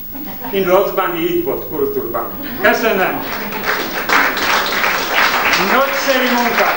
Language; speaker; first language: Hungarian; non-native, learner; Polish